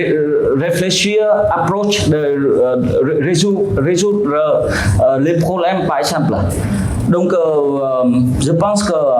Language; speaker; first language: French; non-native, fluent; Vietnamese